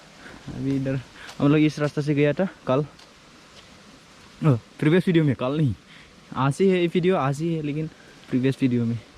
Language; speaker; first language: Hindi; non-native, local second language; Assamese